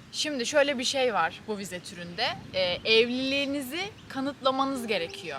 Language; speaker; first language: Turkish; native; Turkish